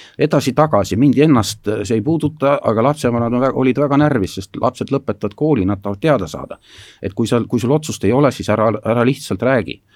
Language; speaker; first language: Estonian; native; Estonian